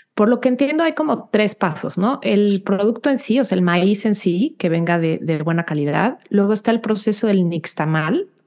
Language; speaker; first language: Spanish; native; Spanish